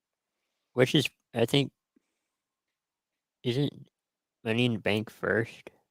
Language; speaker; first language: English; native; English